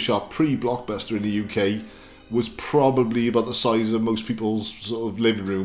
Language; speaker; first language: English; native; English